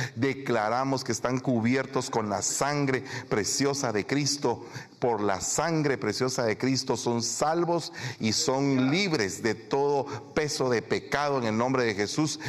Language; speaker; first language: Spanish; native; Spanish